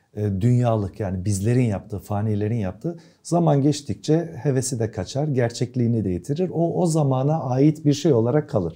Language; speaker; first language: Turkish; native; Turkish